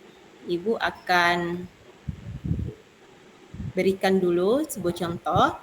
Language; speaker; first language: Indonesian; native; Indonesian